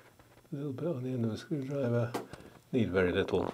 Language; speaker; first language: English; native; English